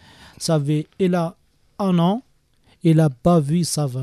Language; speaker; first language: French; non-native, learner; Arabic